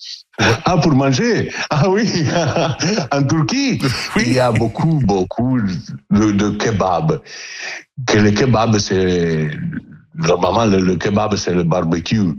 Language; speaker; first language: French; non-native, learner; Italian